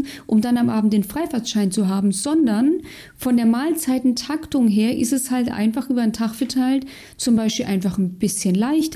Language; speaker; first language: German; native; German